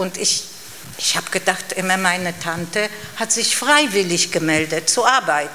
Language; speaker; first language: German; non-native, fluent; Polish